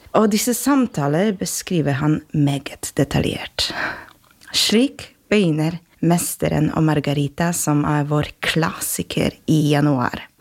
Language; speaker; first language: Norwegian; non-native, fluent; Polish